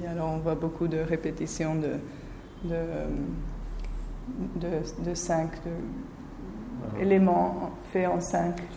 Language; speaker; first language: French; non-native, fluent; Spanish